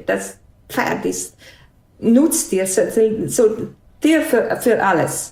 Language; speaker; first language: German; non-native, fluent; Bosnian